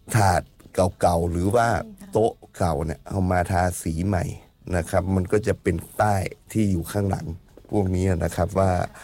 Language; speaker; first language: Thai; native; Thai